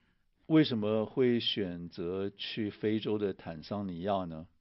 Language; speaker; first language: Chinese; native; Chinese